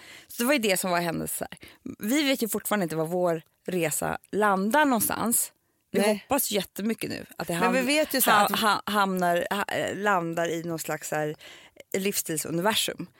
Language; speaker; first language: Swedish; native; Swedish